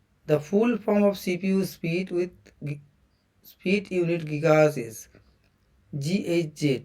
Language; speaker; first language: English; non-native, local second language; Bangla